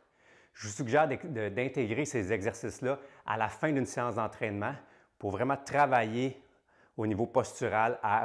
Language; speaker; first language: French; native; French